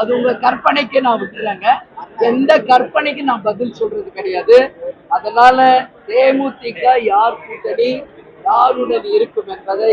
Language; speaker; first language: Tamil; native; Tamil